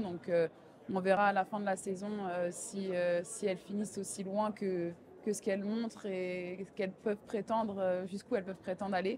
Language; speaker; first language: French; native; French